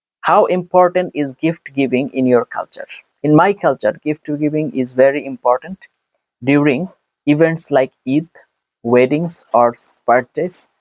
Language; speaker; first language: English; non-native, local second language; Bangla